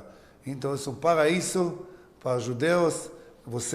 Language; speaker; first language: Portuguese; non-native, learner; Hebrew